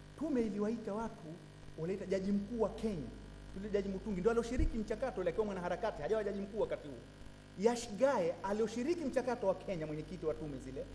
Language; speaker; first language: Swahili; native; Swahili